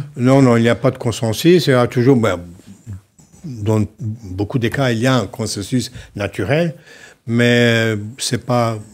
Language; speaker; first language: French; non-native, fluent; Slovenian